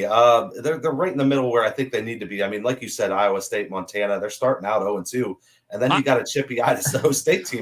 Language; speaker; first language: English; native; English